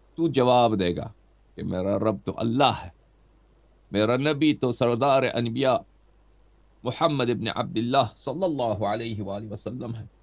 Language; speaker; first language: Urdu; non-native, fluent; Persian